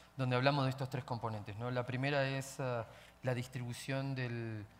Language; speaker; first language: Spanish; native; Spanish